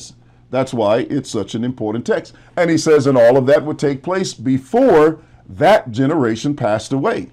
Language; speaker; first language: English; native; English